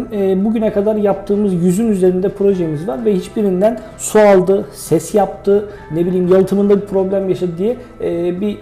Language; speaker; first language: Turkish; native; Turkish